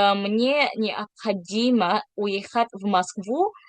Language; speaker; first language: Russian; non-native, learner; Indonesian